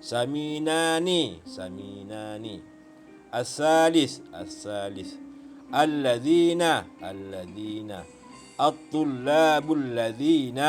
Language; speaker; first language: Arabic; non-native, fluent; Malay